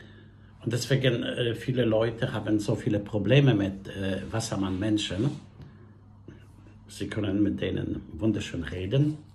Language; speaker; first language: German; non-native, fluent; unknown